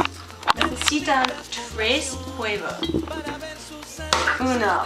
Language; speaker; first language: Spanish; non-native, learner; English